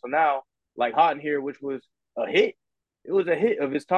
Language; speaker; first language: English; native; English